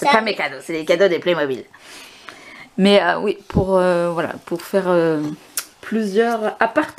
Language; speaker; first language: French; native; French